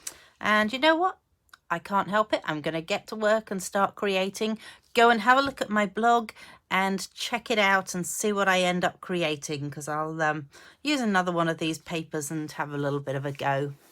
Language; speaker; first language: English; native; English